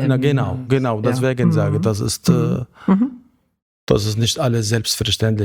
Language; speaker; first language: German; non-native, fluent; Arabic